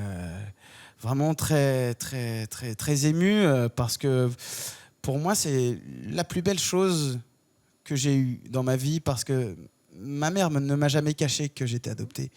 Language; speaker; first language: French; native; French